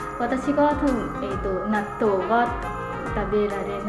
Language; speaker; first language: Japanese; non-native, learner; Vietnamese